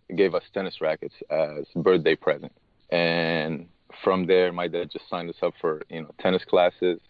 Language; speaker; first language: English; early bilingual, other home language; Arabic